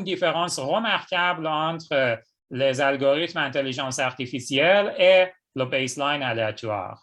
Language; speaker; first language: French; non-native, fluent; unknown